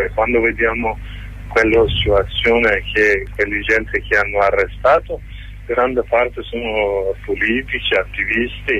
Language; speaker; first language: Italian; non-native, learner; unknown